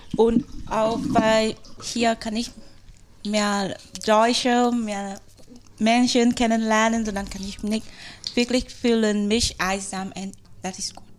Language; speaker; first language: German; non-native, learner; Vietnamese